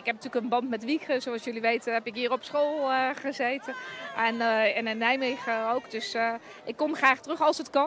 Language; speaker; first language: Dutch; native; Dutch